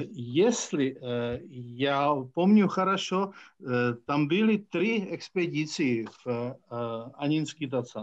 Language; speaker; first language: Russian; non-native, fluent; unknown